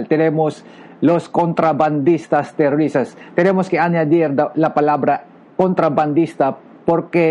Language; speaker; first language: Spanish; non-native, learner; Filipino